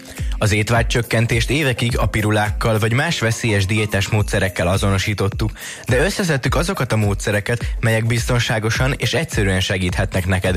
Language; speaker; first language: Hungarian; native; Hungarian